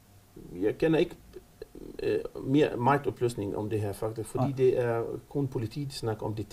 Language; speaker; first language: Danish; non-native, fluent; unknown